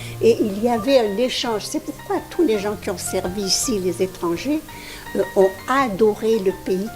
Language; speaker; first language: French; non-native, local second language; Arabic